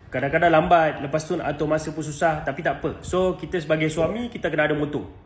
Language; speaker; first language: Malay; native; Malay